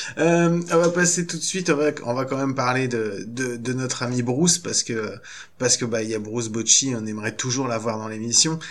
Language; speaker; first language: French; native; French